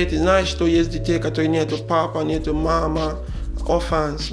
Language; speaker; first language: Russian; non-native, learner; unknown